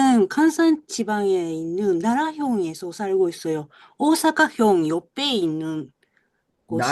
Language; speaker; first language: Korean; non-native, learner; Japanese